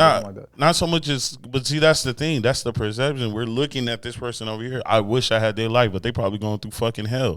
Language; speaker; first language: English; native; English